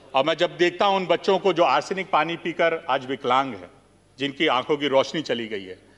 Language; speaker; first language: Hindi; native; Hindi